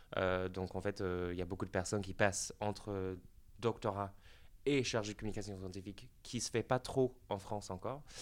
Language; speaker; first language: French; non-native, fluent; English